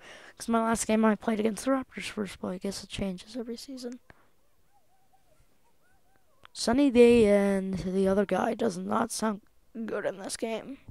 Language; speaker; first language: English; native; English